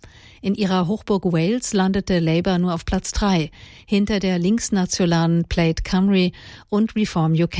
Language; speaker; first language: German; native; German